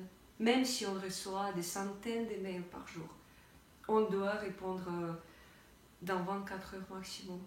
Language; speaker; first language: French; non-native, fluent; Russian